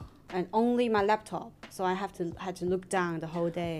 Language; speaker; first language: English; non-native, fluent; Chinese